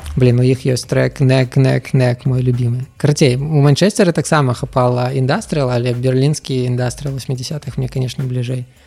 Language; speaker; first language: Belarusian; non-native, local second language; Russian